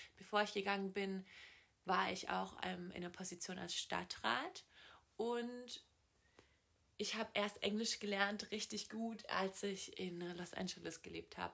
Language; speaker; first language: German; native; German